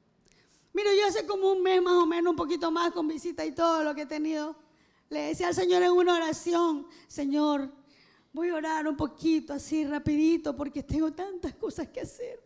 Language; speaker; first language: Spanish; native; Spanish